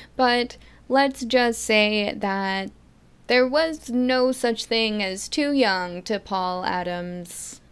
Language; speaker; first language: English; native; English